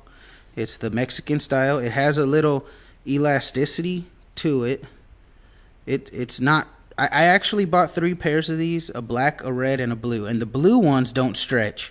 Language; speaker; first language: English; native; English